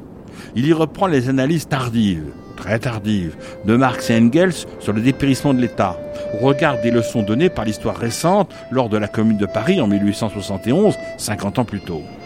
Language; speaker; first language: French; native; French